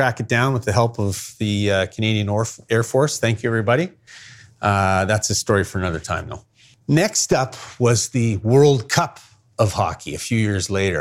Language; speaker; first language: English; native; English